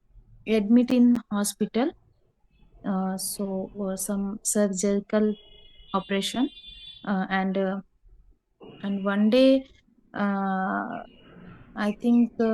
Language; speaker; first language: English; non-native, learner; Hindi